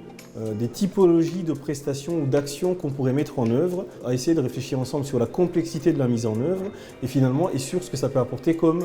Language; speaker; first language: French; native; French